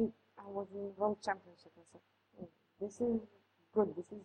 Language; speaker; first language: English; non-native, fluent; Serbian